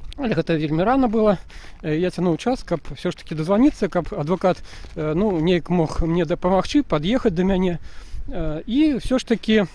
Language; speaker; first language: Belarusian; non-native, local second language; Russian